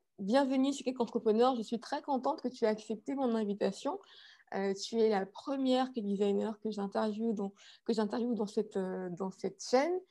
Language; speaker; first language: French; native; French